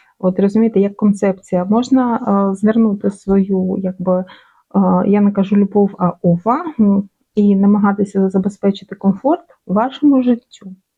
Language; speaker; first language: Ukrainian; non-native, local second language; Russian